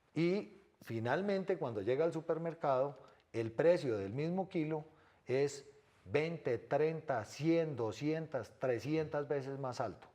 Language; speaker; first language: Spanish; native; Spanish